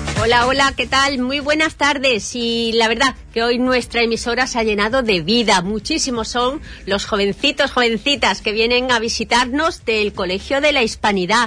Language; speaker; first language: Spanish; native; Spanish